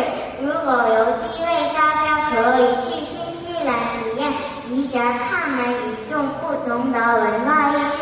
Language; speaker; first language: Chinese; non-native, learner; Korean